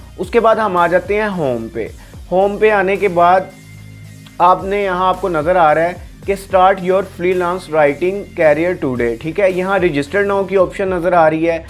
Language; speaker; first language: Urdu; native; Urdu